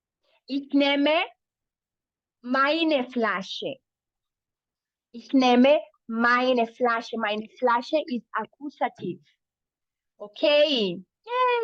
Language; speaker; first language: German; non-native, fluent; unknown